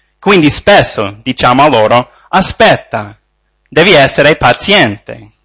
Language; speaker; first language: Italian; non-native, fluent; English